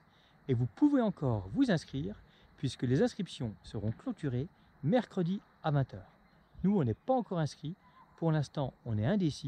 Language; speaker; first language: French; native; French